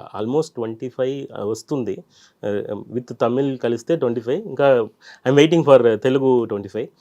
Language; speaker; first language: Telugu; non-native, learner; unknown